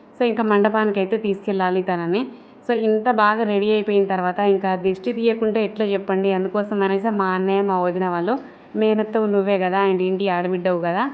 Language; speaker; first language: Telugu; non-native, local second language; Lambadi